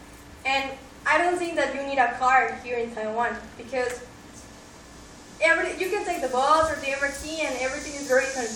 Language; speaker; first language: English; non-native, fluent; Spanish